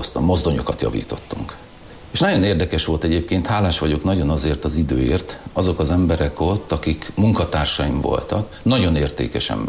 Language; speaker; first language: Hungarian; non-native, local second language; German